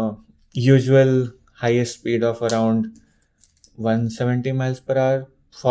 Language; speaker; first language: English; non-native, local second language; Hindi